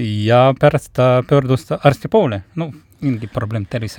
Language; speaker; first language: Estonian; non-native, local second language; Russian